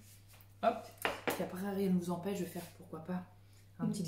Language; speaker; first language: French; native; French